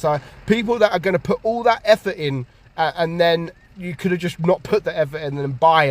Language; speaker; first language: English; native; English